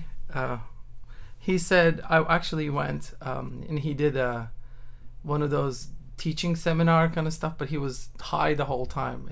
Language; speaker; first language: English; non-native, fluent; Turkish